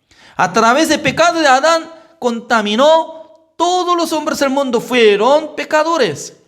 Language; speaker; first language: Spanish; non-native, fluent; Korean